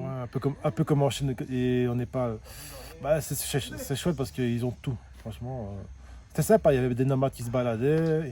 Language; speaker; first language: French; native; French